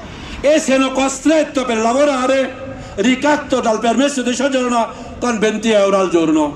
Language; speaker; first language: Italian; non-native, learner; Bangla